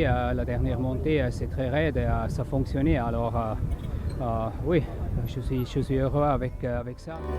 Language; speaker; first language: French; non-native, fluent; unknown